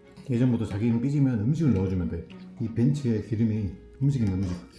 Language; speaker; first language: Korean; native; Korean